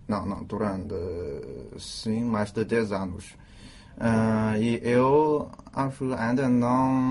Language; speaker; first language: Portuguese; non-native, fluent; Chinese